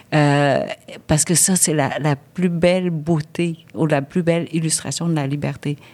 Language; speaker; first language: French; early bilingual, other home language; Vietnamese